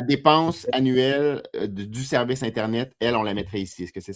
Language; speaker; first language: French; native; French